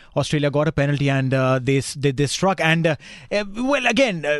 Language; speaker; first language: English; non-native, local second language; Hindi